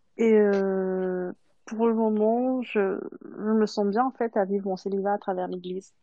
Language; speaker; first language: French; non-native, local second language; Malagasy